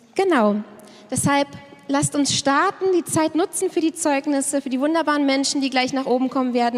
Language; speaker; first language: German; native; German